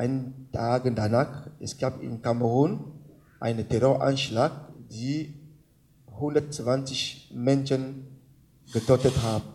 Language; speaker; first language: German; non-native, learner; French